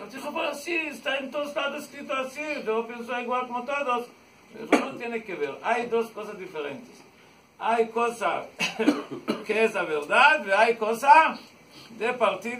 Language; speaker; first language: Spanish; non-native, learner; Hebrew